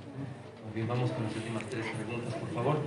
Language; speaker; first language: Spanish; native; Spanish